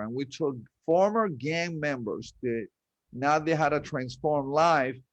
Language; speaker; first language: English; early bilingual, other home language; Spanish